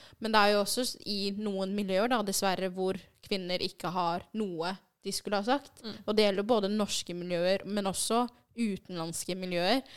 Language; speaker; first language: Norwegian; early bilingual, other home language; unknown